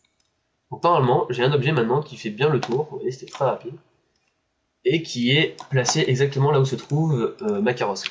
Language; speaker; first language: French; native; French